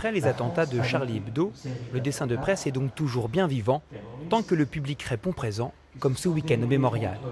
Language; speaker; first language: French; native; French